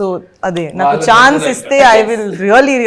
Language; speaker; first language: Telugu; non-native, learner; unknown